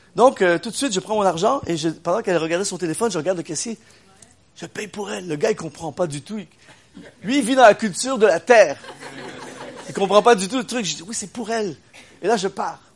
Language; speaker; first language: French; native; French